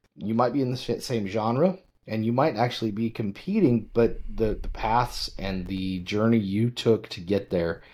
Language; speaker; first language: English; native; English